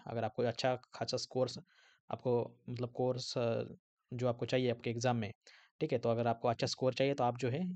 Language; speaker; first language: Hindi; non-native, local second language; Marathi